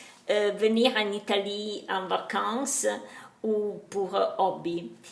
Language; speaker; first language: French; non-native, learner; Italian